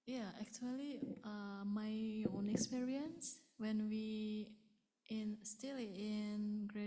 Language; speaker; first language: English; non-native, learner; Indonesian